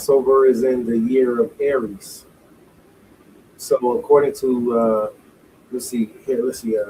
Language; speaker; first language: English; native; English